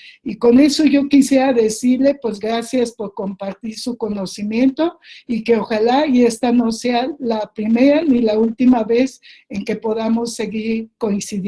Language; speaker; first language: Spanish; native; Spanish